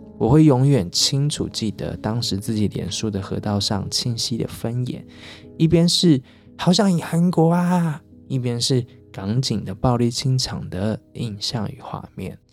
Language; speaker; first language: Chinese; native; Chinese